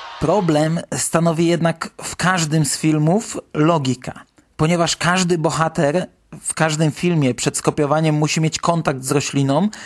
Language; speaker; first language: Polish; native; Polish